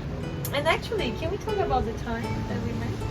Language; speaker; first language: English; non-native, fluent; Portuguese